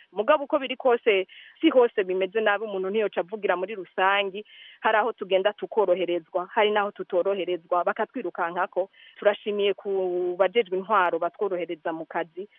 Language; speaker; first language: Rundi; native; Rundi